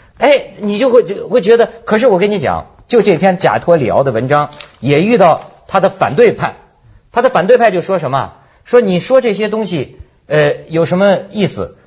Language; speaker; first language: Chinese; native; Chinese